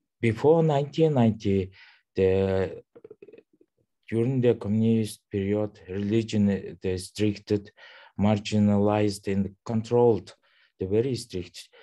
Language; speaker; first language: English; non-native, learner; Mongolian